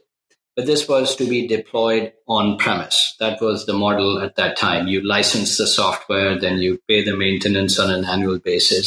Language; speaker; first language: English; non-native, local second language; Urdu